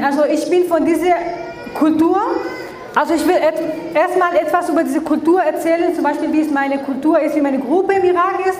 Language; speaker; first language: German; non-native, learner; Kurdish